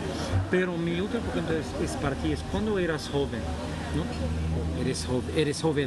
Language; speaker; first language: Spanish; non-native, fluent; English